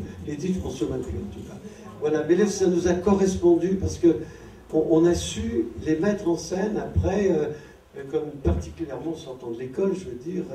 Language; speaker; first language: French; native; French